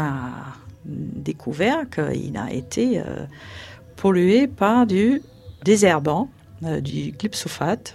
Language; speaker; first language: French; non-native, fluent; English